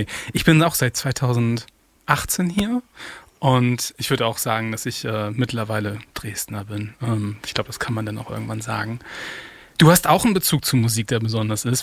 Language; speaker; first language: German; native; German